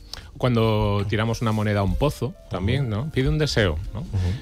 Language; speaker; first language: Spanish; native; Spanish